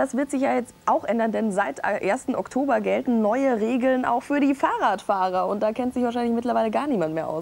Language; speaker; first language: German; native; German